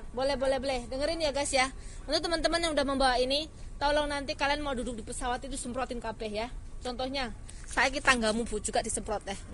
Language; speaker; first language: Indonesian; non-native, local second language; Javanese